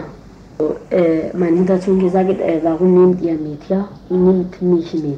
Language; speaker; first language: German; non-native, learner; Kurdish